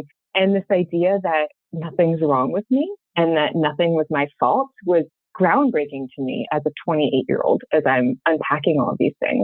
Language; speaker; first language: English; native; English